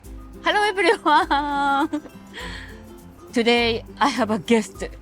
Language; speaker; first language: English; non-native, learner; Japanese